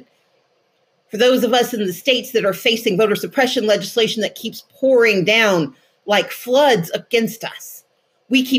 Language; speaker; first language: English; native; English